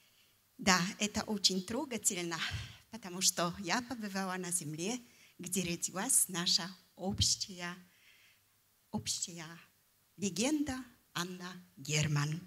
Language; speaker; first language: Russian; non-native, fluent; Polish